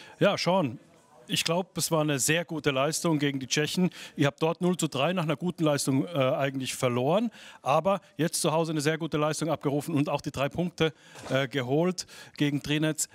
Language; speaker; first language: German; native; German